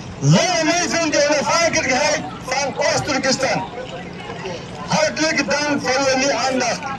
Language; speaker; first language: Dutch; non-native, fluent; Uyghur